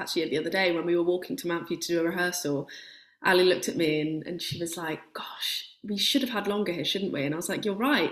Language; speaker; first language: English; native; English